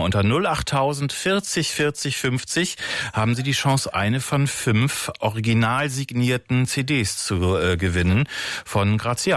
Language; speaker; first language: German; native; German